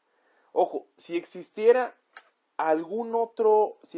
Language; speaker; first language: Spanish; native; Spanish